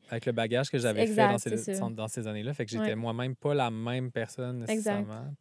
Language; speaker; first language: French; native; French